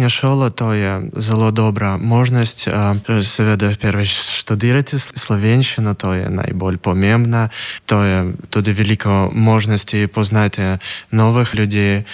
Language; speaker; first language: Slovenian; non-native, learner; Russian